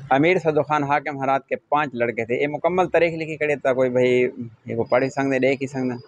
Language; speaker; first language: Urdu; non-native, local second language; Saraiki